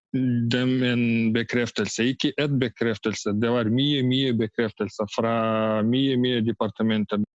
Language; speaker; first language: Norwegian; non-native, learner; Russian